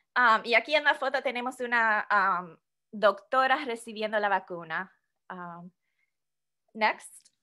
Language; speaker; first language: Spanish; non-native, fluent; English